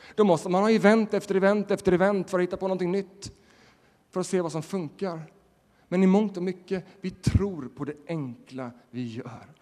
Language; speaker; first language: Swedish; native; Swedish